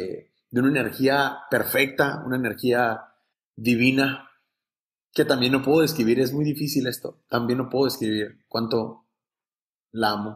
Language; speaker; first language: Spanish; native; Spanish